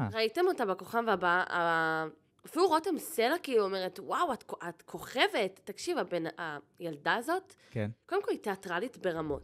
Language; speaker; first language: Hebrew; native; Hebrew